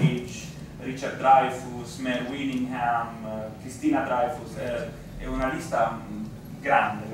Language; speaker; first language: Spanish; non-native, learner; Romanian